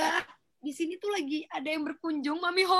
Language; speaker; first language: Indonesian; native; Indonesian